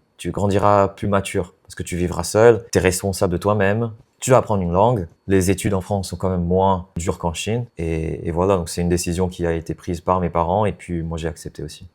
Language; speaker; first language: French; non-native, fluent; Chinese